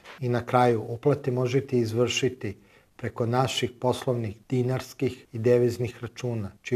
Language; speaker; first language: Croatian; native; Croatian